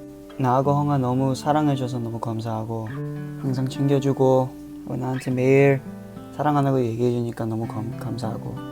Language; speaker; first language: Korean; early bilingual, heritage; Korean